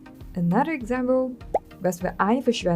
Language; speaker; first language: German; non-native, learner; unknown